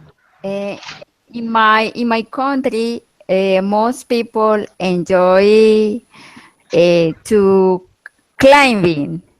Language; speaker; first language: English; non-native, learner; Spanish